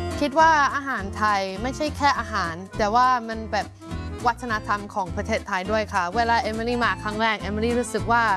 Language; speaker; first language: Thai; non-native, fluent; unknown